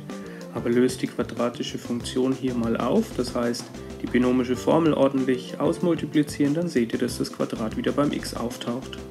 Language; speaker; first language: German; native; German